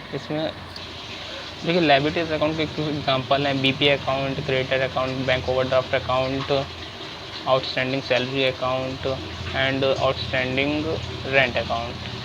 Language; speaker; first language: Hindi; native; Hindi